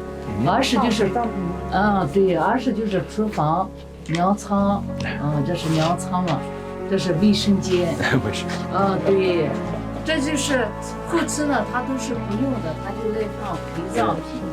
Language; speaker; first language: Chinese; native; Chinese